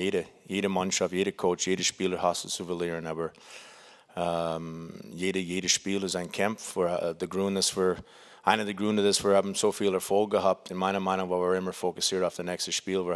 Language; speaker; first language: German; non-native, fluent; English